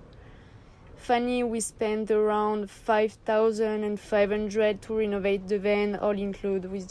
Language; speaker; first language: English; non-native, learner; French